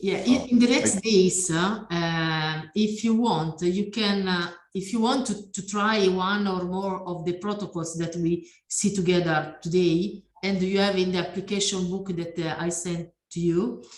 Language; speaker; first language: English; non-native, learner; Italian